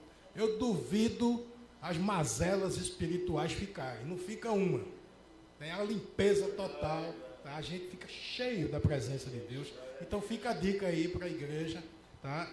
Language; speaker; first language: Portuguese; native; Portuguese